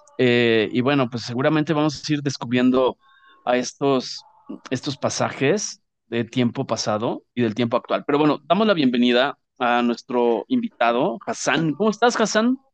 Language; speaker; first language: Spanish; native; Spanish